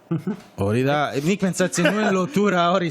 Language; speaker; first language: Basque; non-native, fluent; Italian